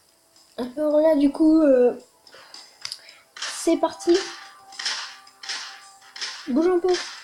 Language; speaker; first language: French; native; French